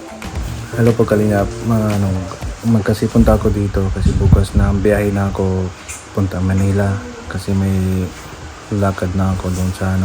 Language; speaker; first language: Filipino; non-native, learner; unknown